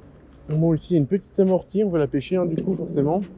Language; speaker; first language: French; native; French